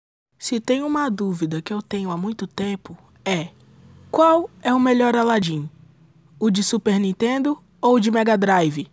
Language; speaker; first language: Portuguese; native; Portuguese